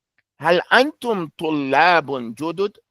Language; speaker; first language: Arabic; non-native, fluent; English